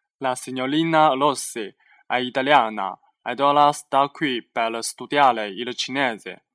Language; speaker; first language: Italian; non-native, fluent; Chinese